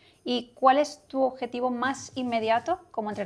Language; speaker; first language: Spanish; native; Spanish